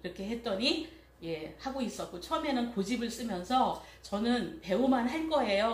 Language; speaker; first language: Korean; native; Korean